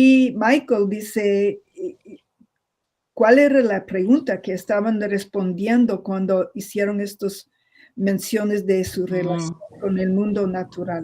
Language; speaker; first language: Spanish; non-native, fluent; English